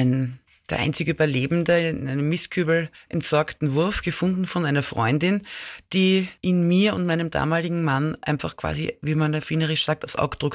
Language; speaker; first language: German; native; German